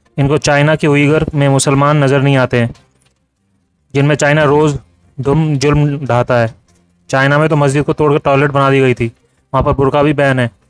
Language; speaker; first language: Hindi; native; Hindi